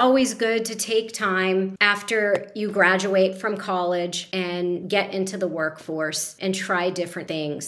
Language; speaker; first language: English; native; English